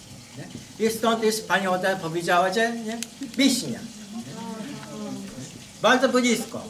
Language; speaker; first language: Polish; non-native, learner; Japanese